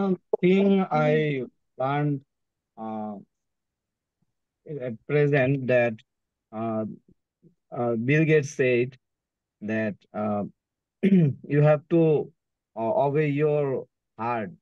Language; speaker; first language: English; non-native, learner; Bangla